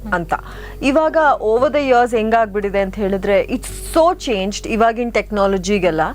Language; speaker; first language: Kannada; non-native, local second language; Kodava